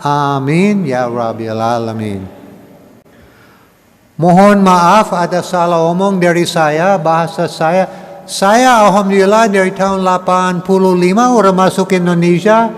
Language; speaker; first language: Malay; non-native, learner; English